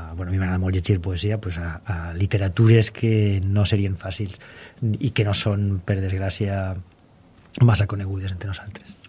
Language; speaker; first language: Catalan; non-native, local second language; Spanish